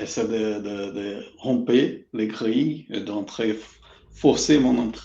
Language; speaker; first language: French; non-native, fluent; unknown